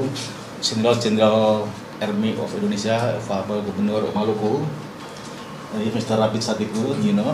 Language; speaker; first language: English; non-native, learner; Indonesian